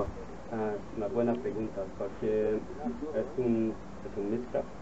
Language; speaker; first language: Spanish; non-native, learner; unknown